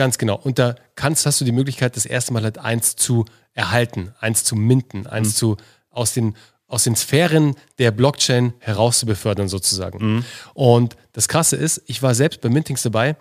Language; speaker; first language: German; native; German